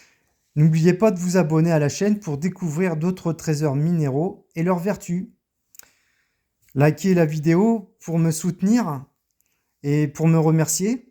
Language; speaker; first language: French; native; French